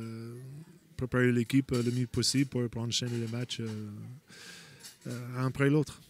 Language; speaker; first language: French; non-native, fluent; English